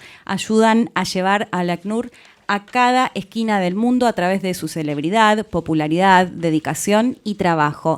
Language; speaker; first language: Spanish; native; Spanish